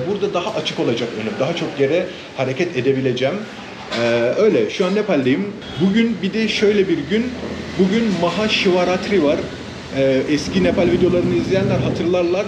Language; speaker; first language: Turkish; native; Turkish